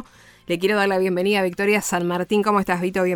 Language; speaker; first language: Spanish; native; Spanish